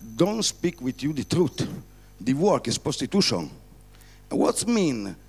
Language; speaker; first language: English; non-native, learner; Italian